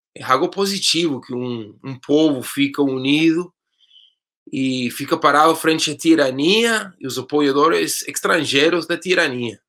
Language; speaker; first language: Portuguese; non-native, fluent; English